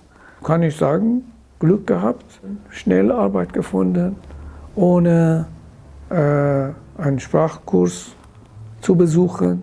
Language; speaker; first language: German; non-native, fluent; Persian